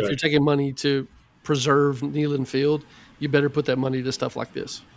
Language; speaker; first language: English; native; English